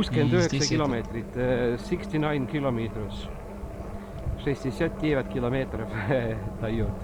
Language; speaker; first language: Russian; non-native, local second language; Estonian